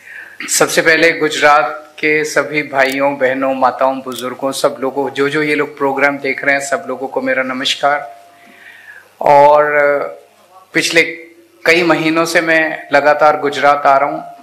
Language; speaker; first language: Hindi; native; Hindi